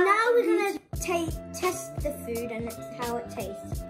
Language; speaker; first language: English; native; English